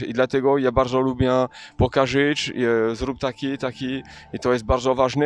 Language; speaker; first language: Polish; early bilingual, heritage; French